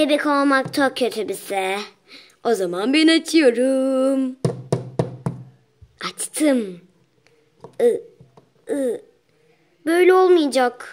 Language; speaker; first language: Turkish; native; Turkish